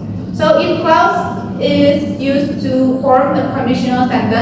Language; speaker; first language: English; non-native, fluent; Indonesian